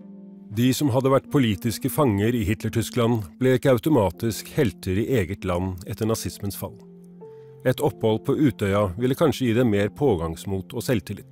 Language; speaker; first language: Norwegian; native; Norwegian